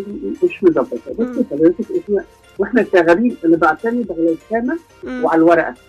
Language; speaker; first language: Arabic; native; Arabic